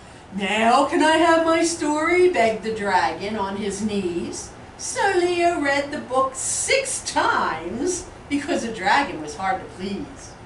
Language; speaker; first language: English; native; English